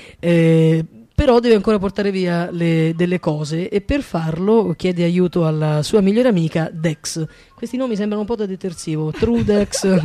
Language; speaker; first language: Italian; native; Italian